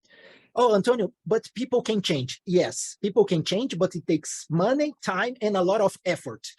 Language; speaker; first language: English; non-native, fluent; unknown